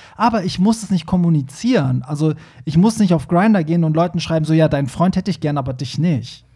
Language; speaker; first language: German; early bilingual, other home language; Persian